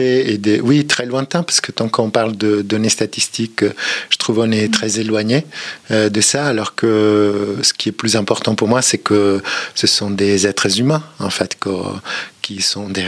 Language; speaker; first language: French; native; French